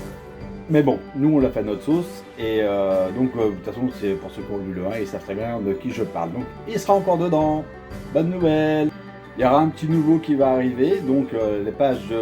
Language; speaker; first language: French; native; French